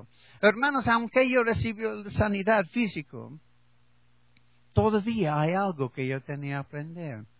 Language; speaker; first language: Spanish; non-native, learner; English